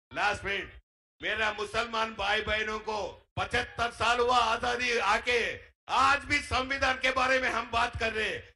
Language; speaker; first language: Hindi; non-native, local second language; Telugu